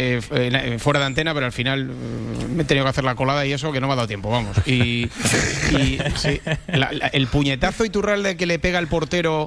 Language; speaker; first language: Spanish; native; Spanish